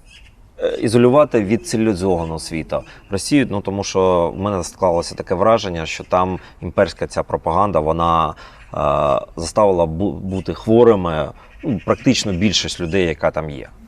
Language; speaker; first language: Ukrainian; native; Ukrainian